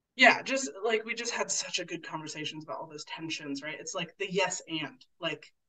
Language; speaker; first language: English; native; English